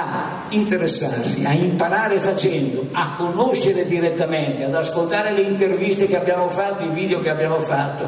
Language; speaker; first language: Italian; native; Italian